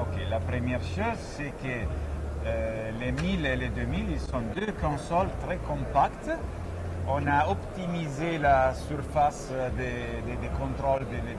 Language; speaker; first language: French; non-native, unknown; Italian